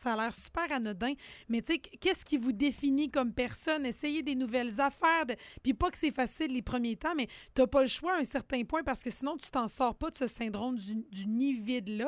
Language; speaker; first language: French; native; French